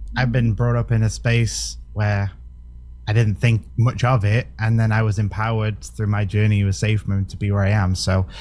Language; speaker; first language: English; native; English